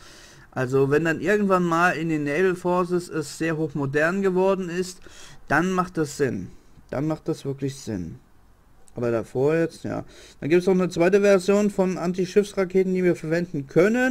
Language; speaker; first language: German; native; German